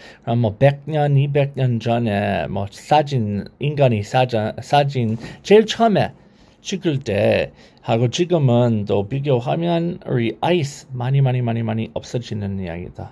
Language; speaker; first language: Korean; non-native, learner; English